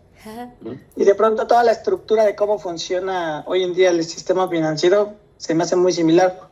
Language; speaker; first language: Spanish; native; Spanish